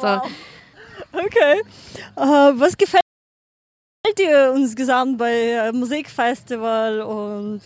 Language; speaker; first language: German; non-native, learner; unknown